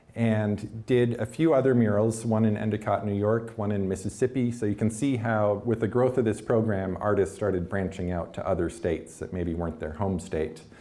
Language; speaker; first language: English; native; English